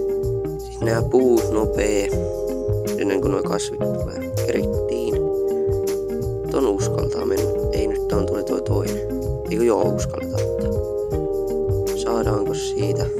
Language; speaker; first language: Finnish; native; Finnish